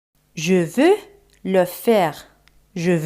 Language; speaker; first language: French; non-native, fluent; Spanish